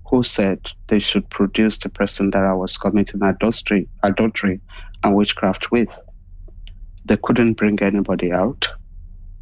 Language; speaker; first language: English; non-native, local second language; Yoruba